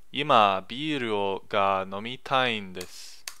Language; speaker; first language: Japanese; non-native, learner; English